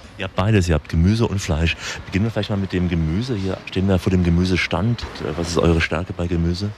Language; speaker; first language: German; native; German